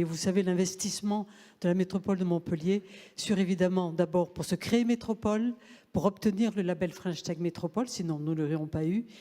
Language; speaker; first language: French; native; French